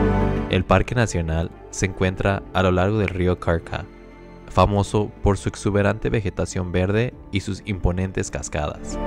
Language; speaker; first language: Spanish; native; Spanish